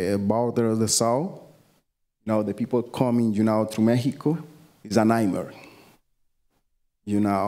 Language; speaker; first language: English; non-native, learner; Spanish